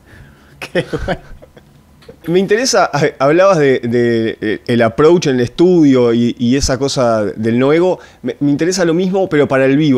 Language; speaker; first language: Spanish; native; Spanish